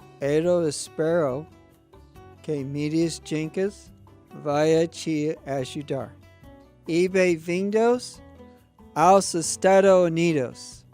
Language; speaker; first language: Portuguese; non-native, learner; English